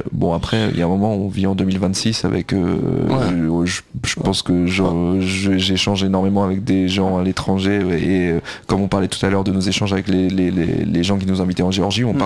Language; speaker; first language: French; native; French